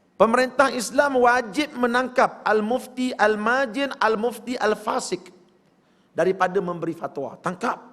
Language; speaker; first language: Malay; native; Malay